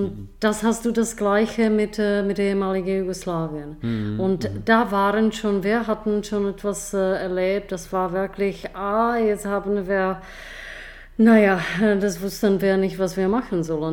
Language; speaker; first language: German; non-native, fluent; Czech